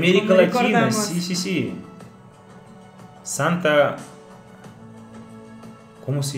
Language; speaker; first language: Spanish; non-native, learner; Russian